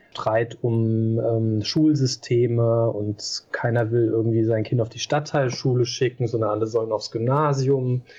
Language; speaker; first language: German; native; German